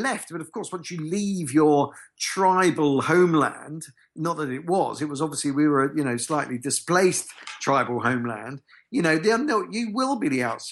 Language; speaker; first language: English; native; English